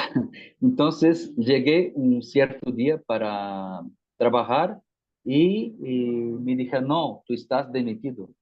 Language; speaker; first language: Spanish; non-native, fluent; Portuguese